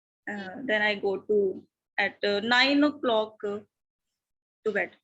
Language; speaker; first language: English; non-native, learner; Hindi